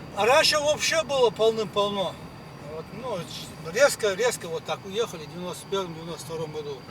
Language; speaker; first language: Russian; non-native, local second language; Ingush